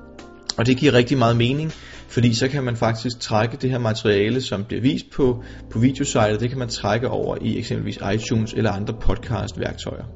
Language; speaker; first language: Danish; native; Danish